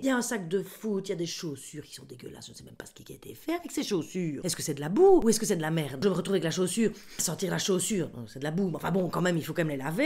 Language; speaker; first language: French; native; French